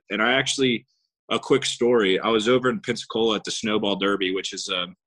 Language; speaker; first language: English; native; English